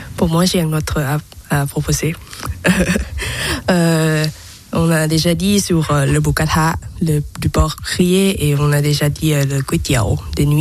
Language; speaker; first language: French; non-native, learner; Thai